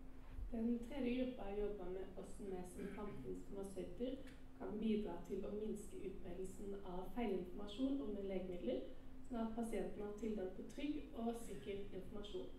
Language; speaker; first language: Norwegian; native; Norwegian